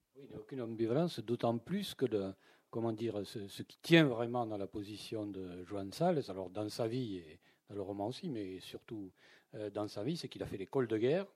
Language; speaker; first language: French; native; French